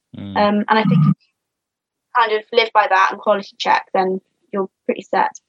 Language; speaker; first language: English; native; English